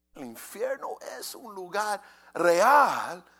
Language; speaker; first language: Spanish; native; Spanish